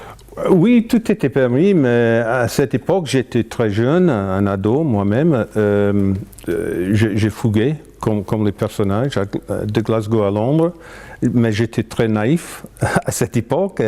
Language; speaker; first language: French; non-native, fluent; English